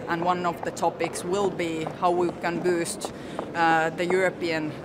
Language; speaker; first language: English; non-native, fluent; Finnish